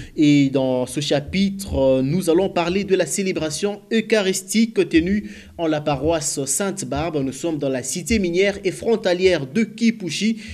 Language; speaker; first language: French; non-native, local second language; Swahili